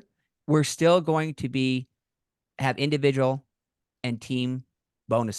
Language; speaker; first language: English; native; English